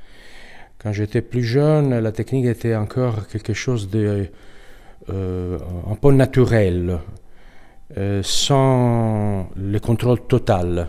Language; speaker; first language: French; non-native, learner; Italian